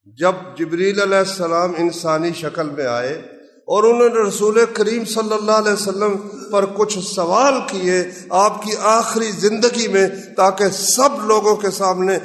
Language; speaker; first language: Urdu; non-native, local second language; Punjabi